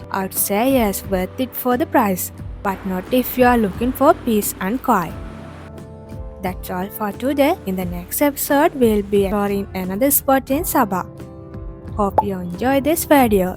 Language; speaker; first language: English; non-native, fluent; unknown